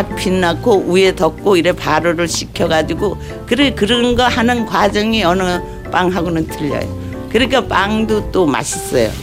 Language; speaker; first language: Korean; native; Korean